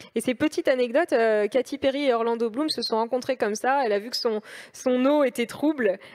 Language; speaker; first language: French; native; French